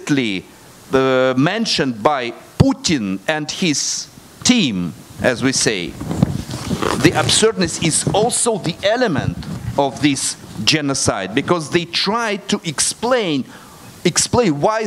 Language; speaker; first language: English; non-native, fluent; Russian